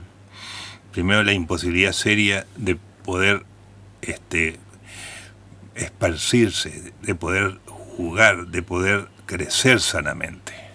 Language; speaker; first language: Spanish; native; Spanish